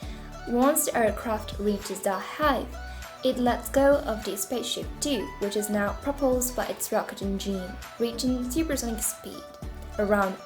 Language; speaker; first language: English; non-native, fluent; Spanish